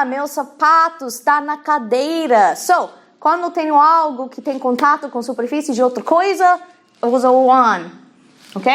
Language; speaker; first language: Portuguese; non-native, fluent; English